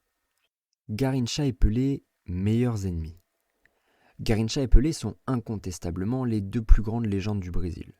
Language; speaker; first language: French; native; French